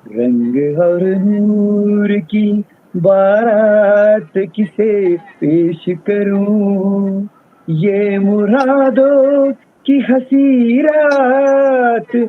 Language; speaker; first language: Hindi; non-native, local second language; Marathi